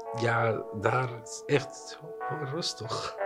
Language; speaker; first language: Dutch; non-native, learner; Arabic